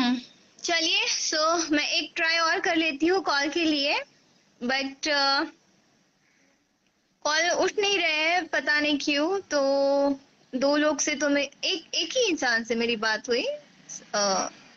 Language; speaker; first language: Hindi; native; Hindi